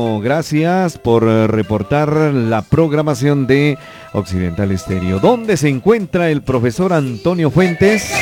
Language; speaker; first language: Spanish; native; Spanish